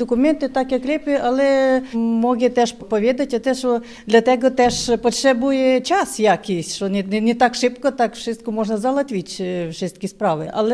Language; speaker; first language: Polish; non-native, learner; Ukrainian